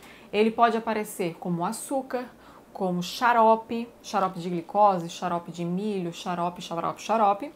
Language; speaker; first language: Portuguese; native; Portuguese